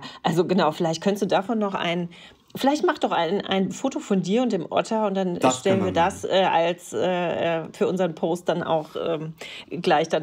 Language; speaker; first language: German; native; German